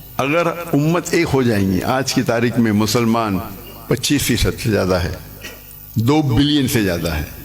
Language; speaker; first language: Urdu; non-native, local second language; Konkani